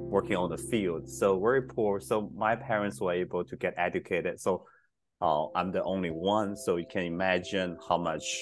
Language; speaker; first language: English; non-native, fluent; Chinese